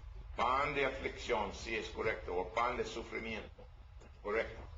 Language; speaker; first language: Spanish; non-native, learner; English